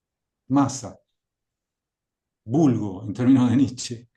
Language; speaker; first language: Spanish; native; Spanish